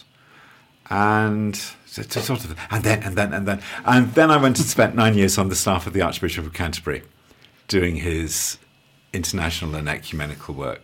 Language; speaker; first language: English; native; English